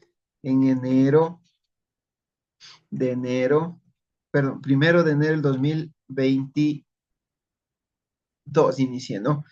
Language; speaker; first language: Spanish; native; Spanish